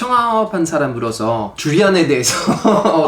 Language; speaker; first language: Korean; non-native, fluent; French